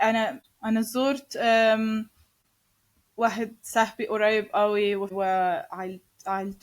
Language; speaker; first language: Arabic; non-native, learner; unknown